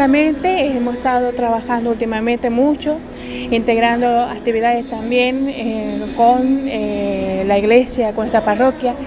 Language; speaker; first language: Spanish; native; Spanish